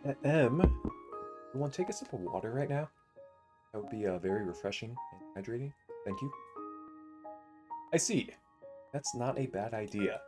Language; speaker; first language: English; native; English